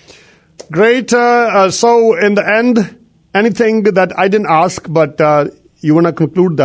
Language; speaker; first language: English; non-native, local second language; Punjabi